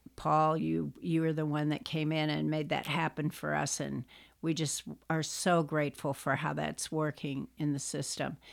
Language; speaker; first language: English; native; English